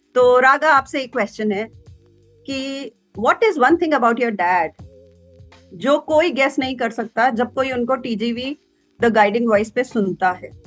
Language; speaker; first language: Hindi; native; Hindi